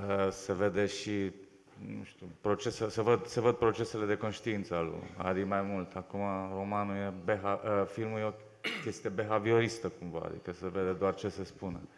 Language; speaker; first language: Romanian; native; Romanian